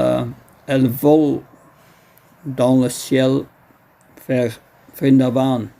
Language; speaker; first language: French; non-native, fluent; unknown